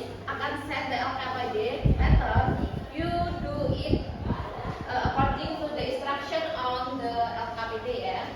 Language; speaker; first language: English; non-native, learner; Indonesian